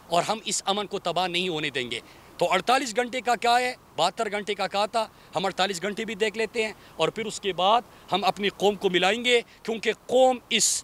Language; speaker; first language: Urdu; non-native, local second language; Pashto